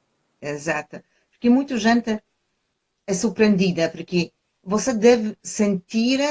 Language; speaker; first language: Portuguese; non-native, fluent; Polish